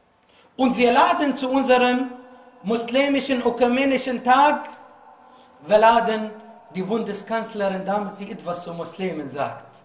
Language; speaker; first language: German; non-native, fluent; Arabic